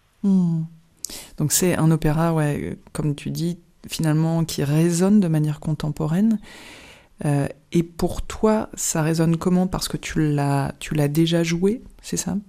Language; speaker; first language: French; native; French